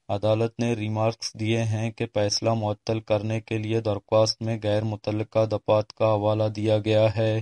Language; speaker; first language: Urdu; non-native, local second language; Baluchi